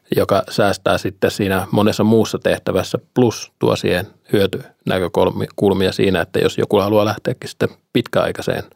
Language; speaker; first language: Finnish; native; Finnish